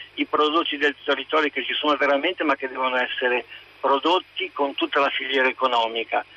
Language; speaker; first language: Italian; native; Italian